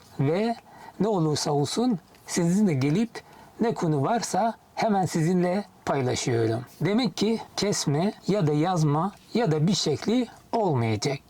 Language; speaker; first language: Turkish; non-native, fluent; Arabic